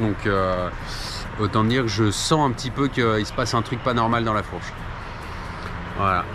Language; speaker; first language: French; native; French